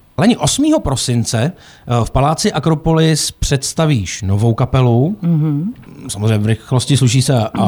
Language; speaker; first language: Czech; native; Czech